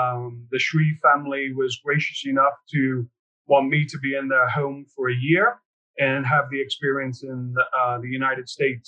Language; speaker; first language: English; native; English